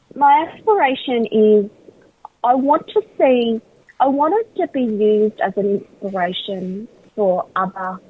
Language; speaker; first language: English; early bilingual, other home language; Vietnamese